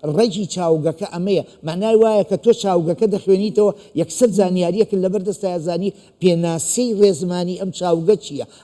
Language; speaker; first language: Central Kurdish; native; Central Kurdish